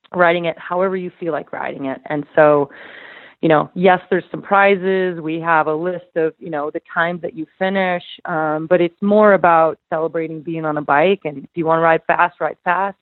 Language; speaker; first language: English; native; English